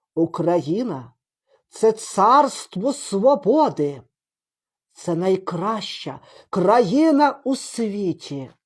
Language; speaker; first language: Ukrainian; native; Ukrainian